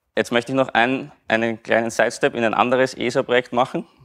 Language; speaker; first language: German; native; German